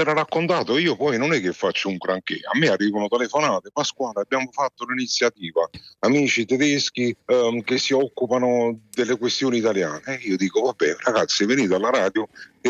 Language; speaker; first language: Italian; non-native, local second language; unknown